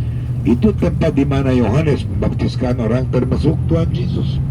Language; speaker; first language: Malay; non-native, fluent; Hebrew